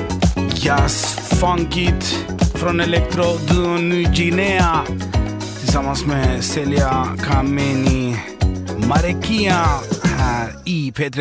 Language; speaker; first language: Swedish; native; Swedish